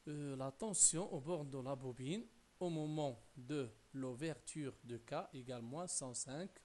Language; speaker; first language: French; non-native, local second language; Arabic